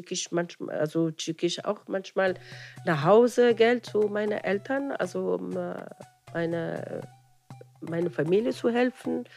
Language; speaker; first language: German; non-native, fluent; Arabic